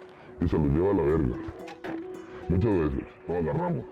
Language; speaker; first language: Spanish; native; Spanish